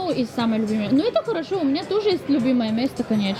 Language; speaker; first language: Russian; non-native, learner; Bulgarian